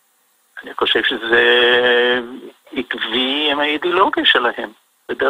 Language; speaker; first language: Hebrew; non-native, fluent; English